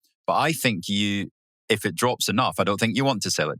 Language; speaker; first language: English; native; English